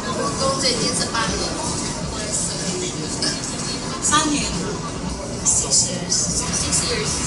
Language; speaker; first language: Chinese; non-native, learner; Indonesian